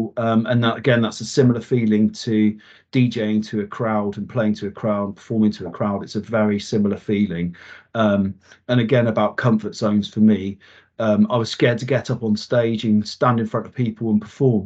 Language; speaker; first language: English; native; English